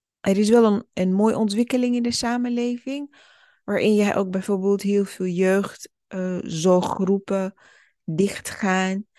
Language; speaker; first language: Dutch; early bilingual, other home language; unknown